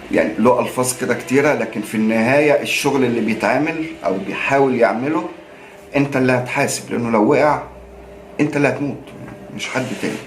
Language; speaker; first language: Arabic; native; Arabic